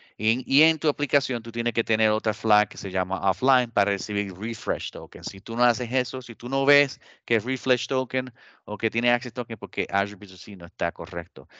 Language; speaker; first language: Spanish; early bilingual, heritage; Spanish